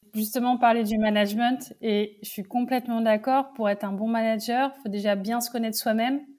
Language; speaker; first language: French; native; French